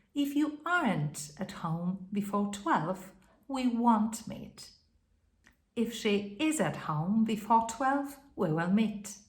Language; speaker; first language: English; non-native, fluent; Polish